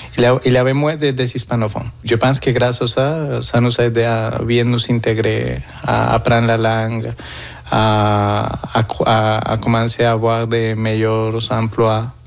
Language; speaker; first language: French; non-native, fluent; Spanish